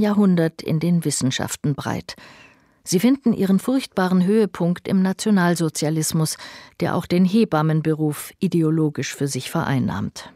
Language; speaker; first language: German; native; German